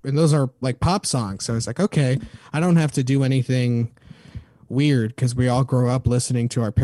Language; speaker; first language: English; native; English